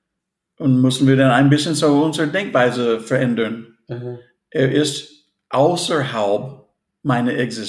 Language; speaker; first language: German; non-native, fluent; English